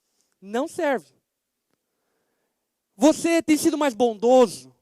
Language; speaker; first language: Portuguese; native; Portuguese